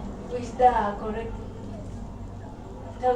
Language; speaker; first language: English; non-native, learner; Spanish